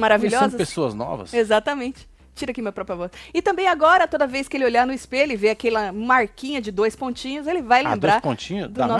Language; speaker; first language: Portuguese; native; Portuguese